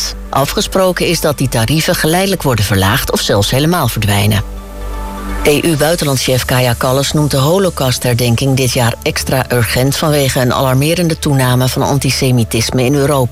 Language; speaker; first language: Dutch; native; Dutch